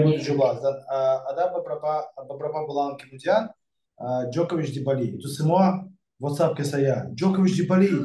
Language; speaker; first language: Indonesian; non-native, fluent; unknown